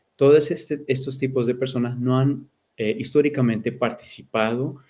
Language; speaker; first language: Spanish; early bilingual, heritage; Spanish